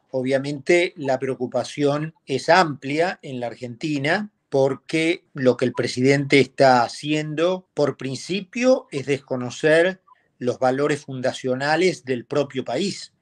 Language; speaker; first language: Spanish; native; Spanish